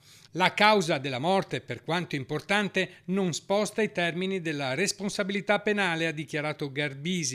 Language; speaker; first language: Italian; native; Italian